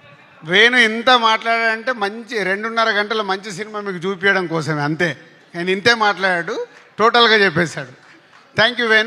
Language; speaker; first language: Telugu; native; Telugu